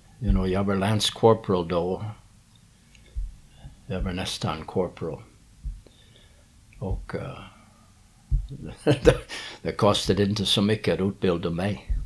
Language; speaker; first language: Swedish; non-native, learner; English